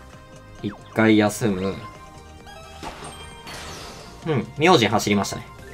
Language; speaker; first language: Japanese; native; Japanese